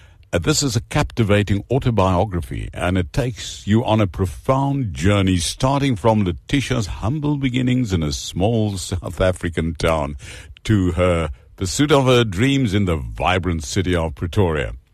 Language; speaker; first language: English; non-native, local second language; Afrikaans